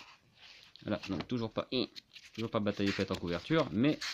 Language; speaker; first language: French; native; French